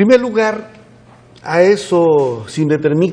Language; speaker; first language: Spanish; native; Spanish